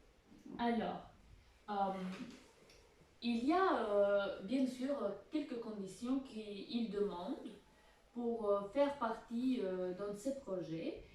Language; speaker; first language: French; non-native, fluent; Albanian